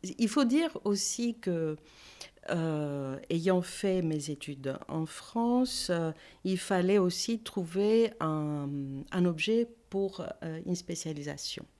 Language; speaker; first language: French; non-native, fluent; Greek